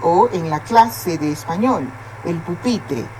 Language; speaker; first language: Spanish; non-native, fluent; Portuguese